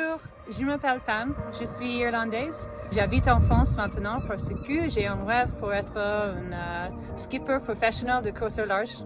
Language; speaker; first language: French; non-native, learner; English